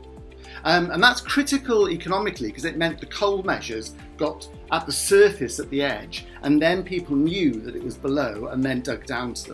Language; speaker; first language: English; native; English